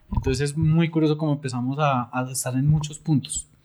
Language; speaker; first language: Spanish; native; Spanish